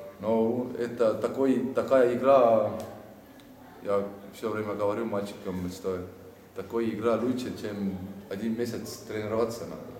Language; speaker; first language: Russian; non-native, learner; Lithuanian